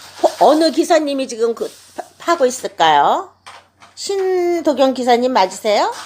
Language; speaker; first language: Korean; native; Korean